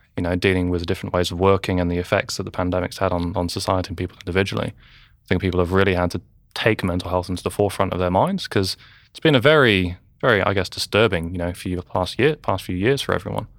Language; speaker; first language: English; native; English